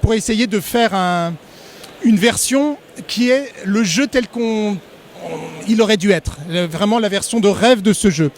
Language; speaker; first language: French; native; French